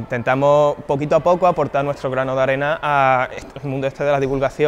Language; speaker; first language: Spanish; native; Spanish